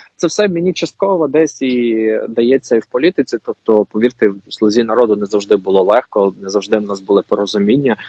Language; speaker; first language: Ukrainian; native; Ukrainian